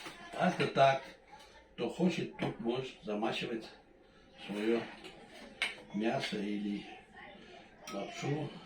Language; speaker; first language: Russian; non-native, local second language; Tatar